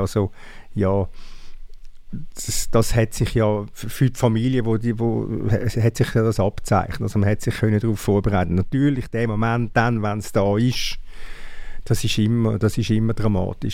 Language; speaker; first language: German; native; German